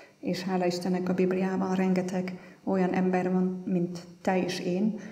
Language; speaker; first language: Hungarian; non-native, fluent; German